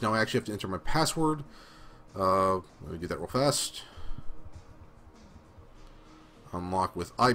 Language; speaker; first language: English; native; English